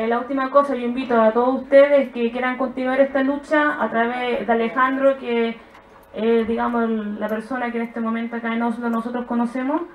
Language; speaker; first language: Spanish; native; Spanish